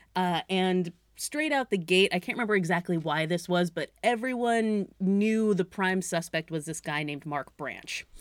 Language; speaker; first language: English; native; English